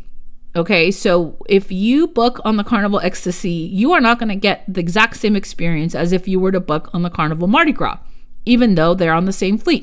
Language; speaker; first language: English; early bilingual, other home language; Spanish